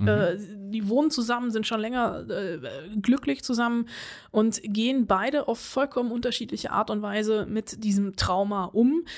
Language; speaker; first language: German; native; German